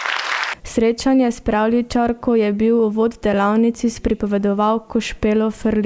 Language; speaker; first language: Slovenian; native; Slovenian